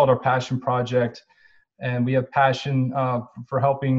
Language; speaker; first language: English; native; English